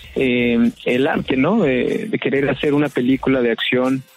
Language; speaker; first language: Spanish; native; Spanish